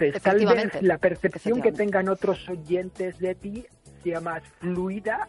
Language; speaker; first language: Spanish; non-native, fluent; English